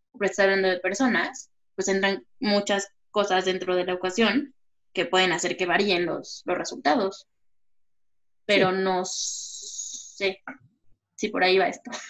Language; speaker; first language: Spanish; native; Spanish